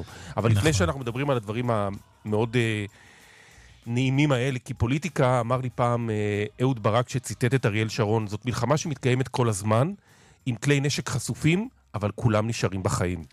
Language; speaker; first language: Hebrew; native; Hebrew